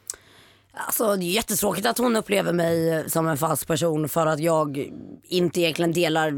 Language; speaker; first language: Swedish; native; Swedish